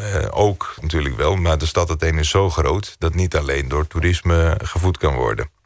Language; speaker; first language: Dutch; non-native, fluent; Greek